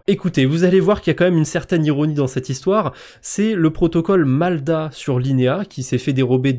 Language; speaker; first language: French; native; French